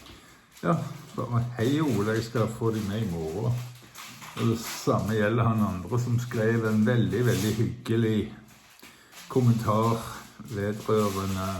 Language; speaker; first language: Norwegian; native; Norwegian